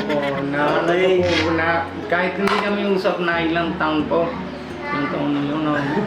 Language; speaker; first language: Filipino; non-native, learner; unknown